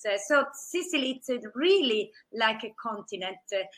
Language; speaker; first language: English; non-native, fluent; Italian